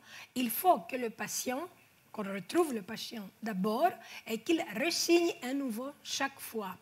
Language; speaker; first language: French; non-native, fluent; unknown